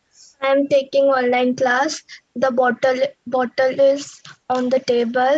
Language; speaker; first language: English; non-native, learner; Hindi